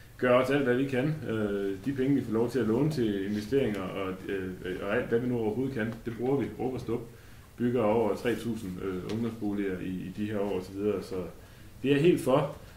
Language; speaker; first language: Danish; native; Danish